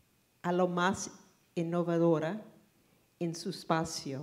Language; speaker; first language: Spanish; non-native, fluent; English